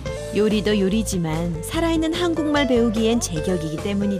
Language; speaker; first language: Korean; native; Korean